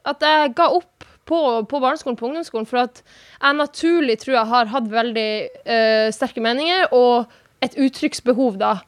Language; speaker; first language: Norwegian; non-native, local second language; Northern Sami